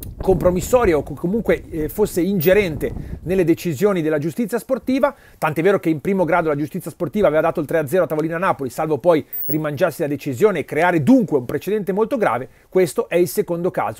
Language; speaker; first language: Italian; native; Italian